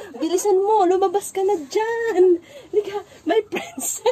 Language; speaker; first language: Filipino; native; Filipino